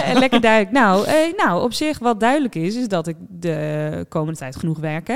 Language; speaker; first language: Dutch; native; Dutch